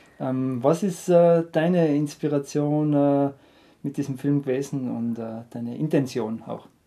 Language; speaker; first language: German; native; German